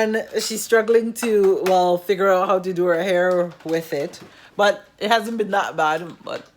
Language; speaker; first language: English; native; English